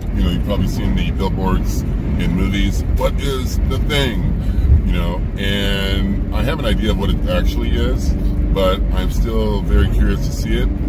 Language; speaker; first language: English; native; English